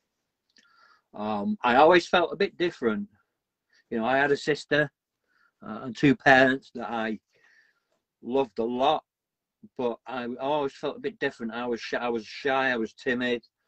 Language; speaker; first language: English; native; English